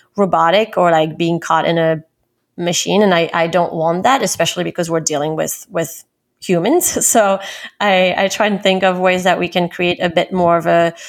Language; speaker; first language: English; non-native, fluent; French